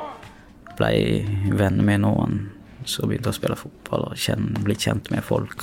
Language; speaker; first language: Norwegian; non-native, fluent; Tamil